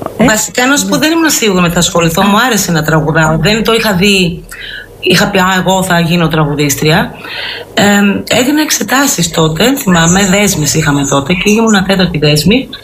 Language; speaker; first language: Greek; early bilingual, heritage; Greek